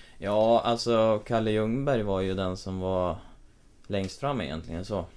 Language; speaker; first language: Swedish; native; Swedish